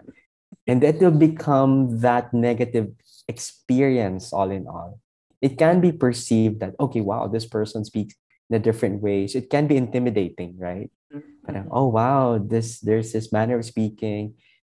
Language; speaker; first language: English; non-native, local second language; Filipino